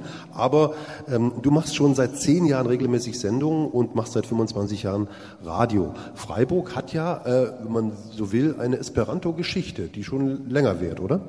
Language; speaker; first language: German; native; German